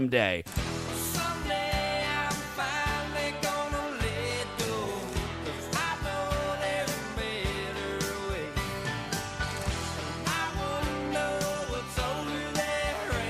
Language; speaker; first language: English; native; English